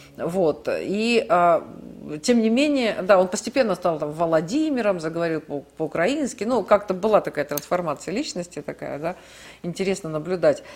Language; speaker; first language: Russian; native; Russian